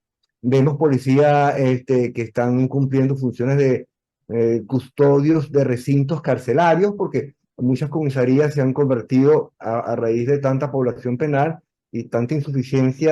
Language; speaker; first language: Spanish; native; Spanish